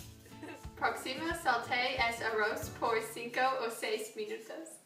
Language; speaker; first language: Spanish; non-native, learner; English